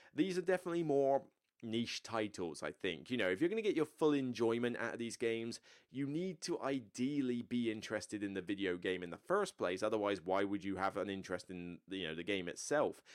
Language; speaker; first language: English; native; English